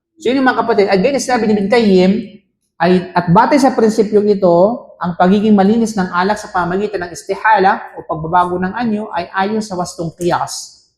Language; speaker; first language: Filipino; non-native, local second language; Cebuano